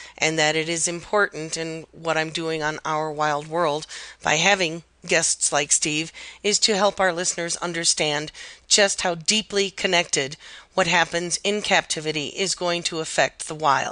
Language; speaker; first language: English; native; English